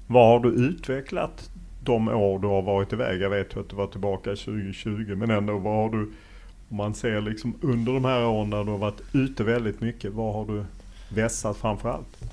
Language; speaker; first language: Swedish; native; Swedish